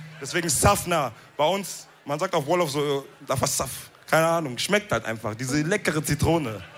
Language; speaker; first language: German; early bilingual, other home language; Wolof